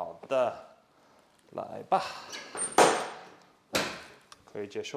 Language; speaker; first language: Chinese; non-native, learner; English